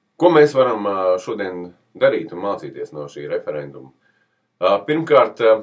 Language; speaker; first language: Latvian; native; Latvian